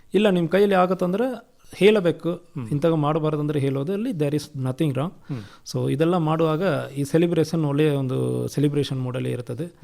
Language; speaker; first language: Kannada; non-native, local second language; Tamil